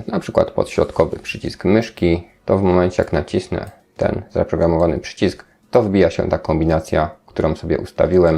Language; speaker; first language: Polish; native; Polish